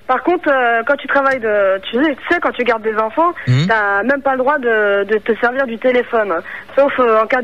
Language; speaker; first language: French; native; French